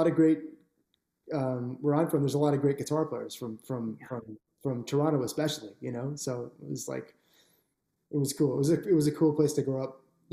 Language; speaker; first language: English; native; English